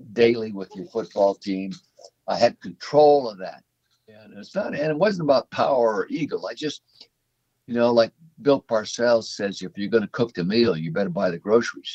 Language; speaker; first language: English; native; English